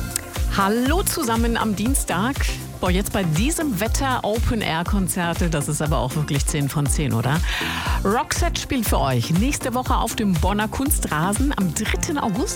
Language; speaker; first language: German; native; German